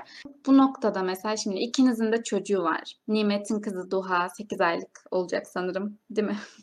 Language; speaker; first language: Turkish; native; Turkish